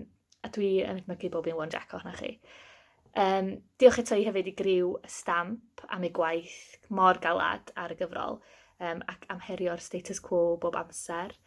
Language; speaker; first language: Welsh; native; Welsh